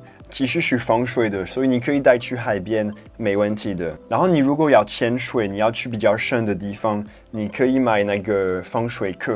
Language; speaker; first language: Chinese; non-native, fluent; French